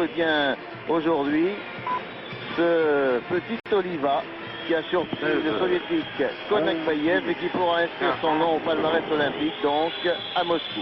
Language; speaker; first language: French; native; French